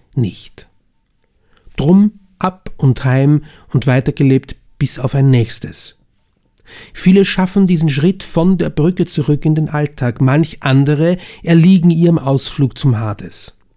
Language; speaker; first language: German; native; German